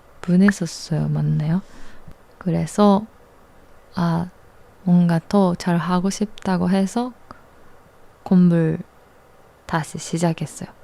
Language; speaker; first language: Korean; non-native, learner; Japanese